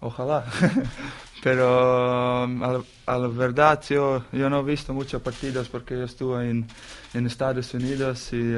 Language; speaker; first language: Spanish; non-native, learner; Slovenian